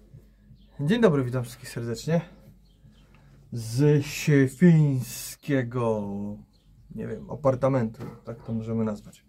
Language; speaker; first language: Polish; native; Polish